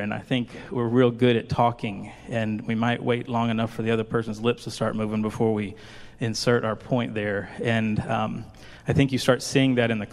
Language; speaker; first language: English; native; English